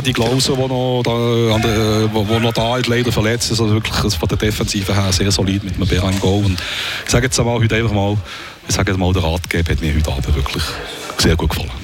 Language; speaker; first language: German; native; German